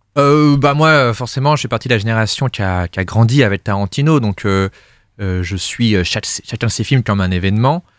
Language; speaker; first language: French; native; French